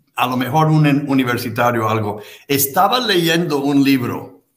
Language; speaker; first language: Spanish; non-native, fluent; English